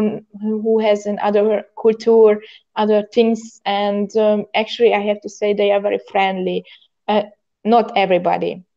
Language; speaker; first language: English; non-native, learner; Hungarian